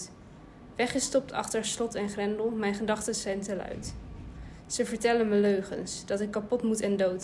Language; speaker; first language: Dutch; native; Dutch